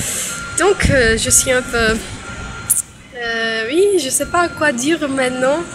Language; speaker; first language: French; non-native, learner; Portuguese